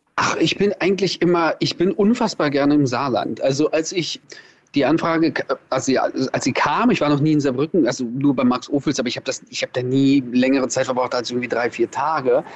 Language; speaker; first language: German; early bilingual, other home language; Russian